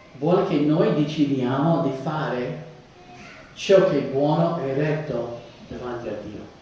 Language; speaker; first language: Italian; non-native, fluent; English